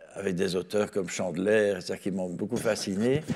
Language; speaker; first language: French; native; French